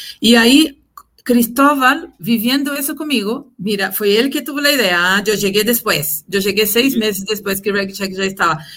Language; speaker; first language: Spanish; non-native, fluent; Portuguese